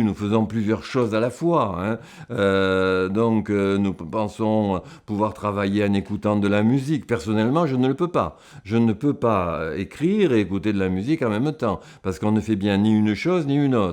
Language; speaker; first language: French; native; French